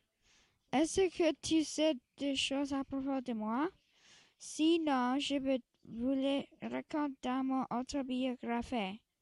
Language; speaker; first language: French; non-native, local second language; English